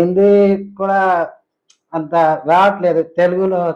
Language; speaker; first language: Telugu; non-native, learner; Hindi